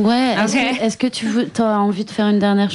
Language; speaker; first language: French; native; French